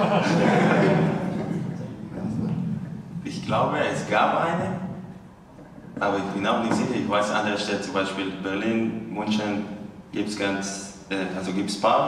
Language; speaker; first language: German; non-native, fluent; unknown